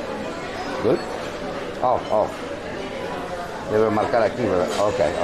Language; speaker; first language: Spanish; non-native, learner; English